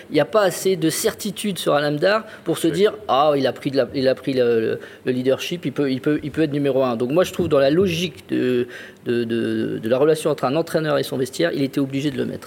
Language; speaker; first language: French; native; French